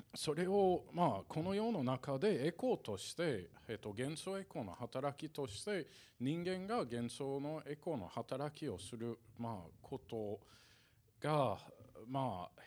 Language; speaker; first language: Japanese; non-native, fluent; English